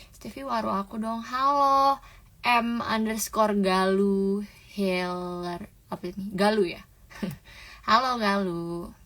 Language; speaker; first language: Indonesian; native; Indonesian